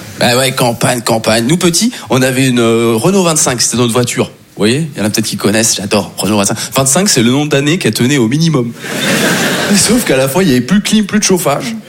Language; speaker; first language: French; native; French